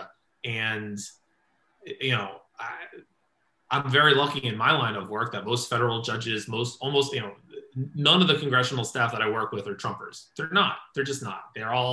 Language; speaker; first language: English; native; English